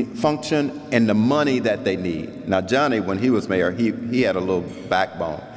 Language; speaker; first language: English; native; English